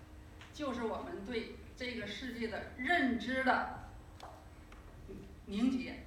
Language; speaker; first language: Chinese; native; Chinese